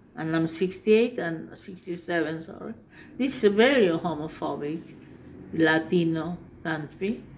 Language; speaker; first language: English; non-native, fluent; Spanish